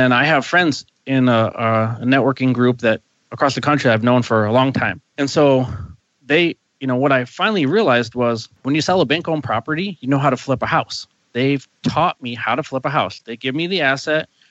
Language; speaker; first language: English; native; English